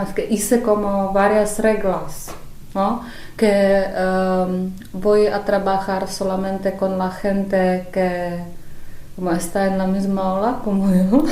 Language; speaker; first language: Spanish; non-native, fluent; Czech